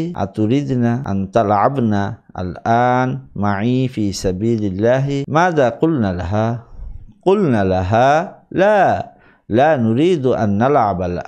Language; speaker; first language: Arabic; non-native, fluent; Bangla